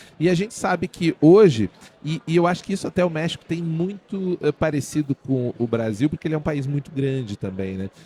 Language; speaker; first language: Portuguese; native; Portuguese